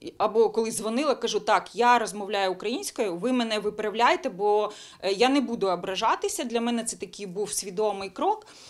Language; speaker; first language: Ukrainian; non-native, local second language; Bulgarian